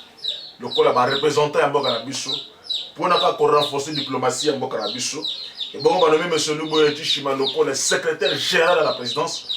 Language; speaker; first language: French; non-native, local second language; Lingala